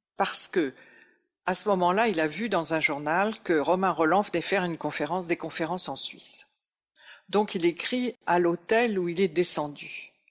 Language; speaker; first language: French; native; French